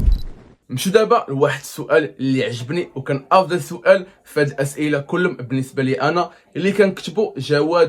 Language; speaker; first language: Arabic; native; Arabic